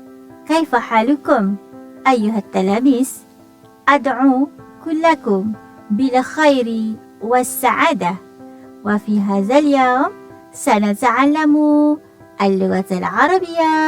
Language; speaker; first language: Arabic; non-native, fluent; Malay